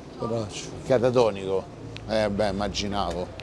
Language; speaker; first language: Italian; native; Italian